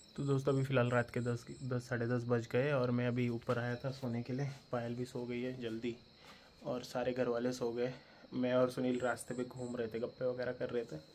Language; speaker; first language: Hindi; non-native, local second language; Marathi